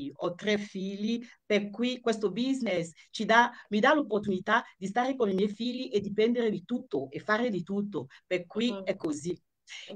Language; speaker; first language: Italian; non-native, fluent; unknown